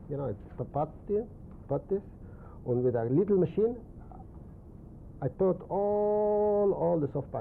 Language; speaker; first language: English; non-native, learner; Spanish